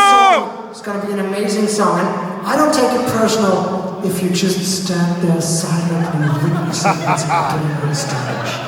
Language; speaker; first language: English; non-native, fluent; German